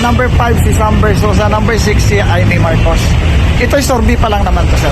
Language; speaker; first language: Filipino; native; Filipino